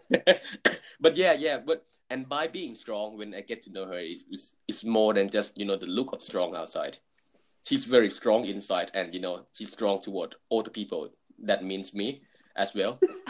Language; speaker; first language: English; non-native, fluent; Thai